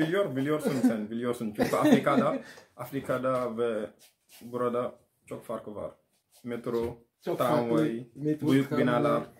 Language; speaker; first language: Turkish; non-native, learner; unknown